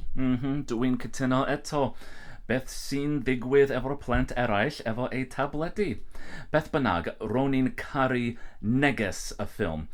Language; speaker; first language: Welsh; non-native, learner; English